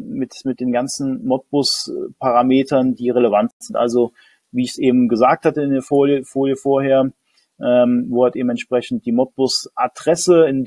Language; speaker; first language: German; native; German